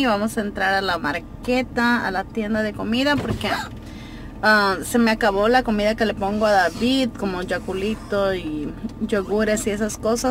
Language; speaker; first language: Spanish; native; Spanish